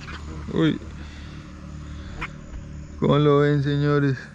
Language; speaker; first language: Spanish; native; Spanish